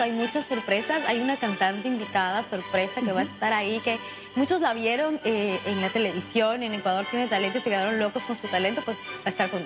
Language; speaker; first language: Spanish; native; Spanish